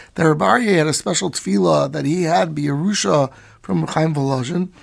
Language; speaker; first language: English; native; English